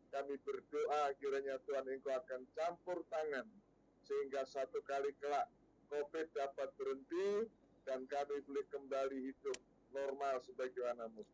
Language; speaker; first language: Indonesian; native; Indonesian